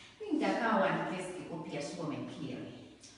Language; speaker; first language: Finnish; non-native, learner; Akan